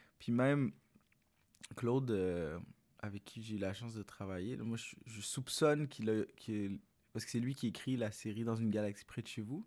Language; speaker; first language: French; early bilingual, other home language; Arabic